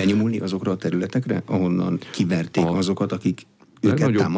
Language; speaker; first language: Hungarian; native; Hungarian